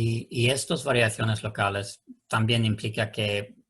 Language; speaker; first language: Spanish; non-native, learner; Swedish